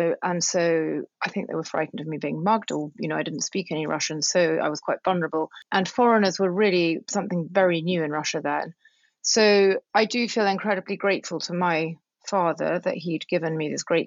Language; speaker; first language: English; native; English